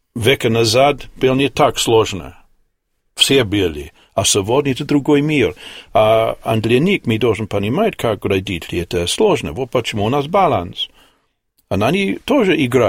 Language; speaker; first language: Russian; non-native, learner; English